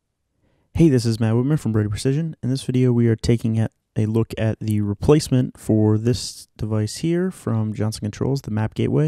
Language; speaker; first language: English; native; English